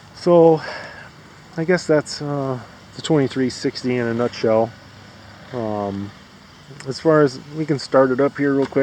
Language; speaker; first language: English; native; English